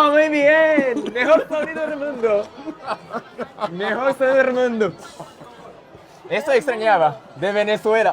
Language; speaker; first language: Spanish; non-native, learner; Japanese